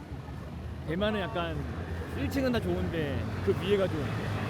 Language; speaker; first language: Korean; native; Korean